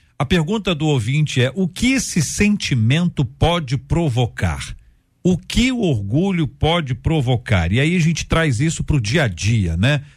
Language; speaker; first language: Portuguese; native; Portuguese